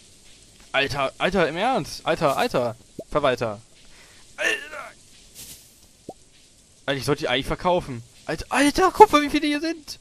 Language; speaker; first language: German; native; German